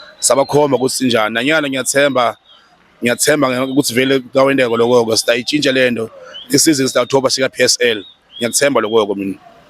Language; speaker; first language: Zulu; non-native, local second language; Swati